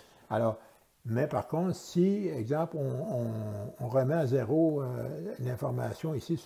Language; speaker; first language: French; native; French